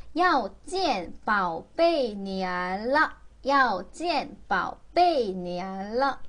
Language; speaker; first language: Chinese; non-native, fluent; Korean